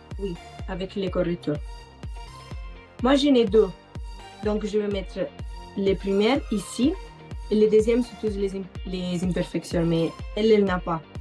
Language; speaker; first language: French; non-native, learner; Italian